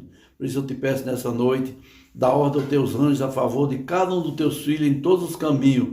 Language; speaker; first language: Portuguese; native; Portuguese